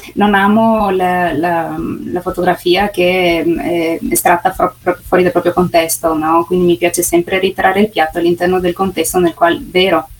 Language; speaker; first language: Italian; native; Italian